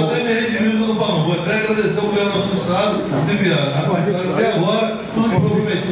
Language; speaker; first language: Portuguese; native; Portuguese